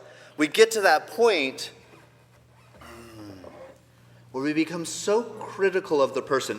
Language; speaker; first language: English; native; English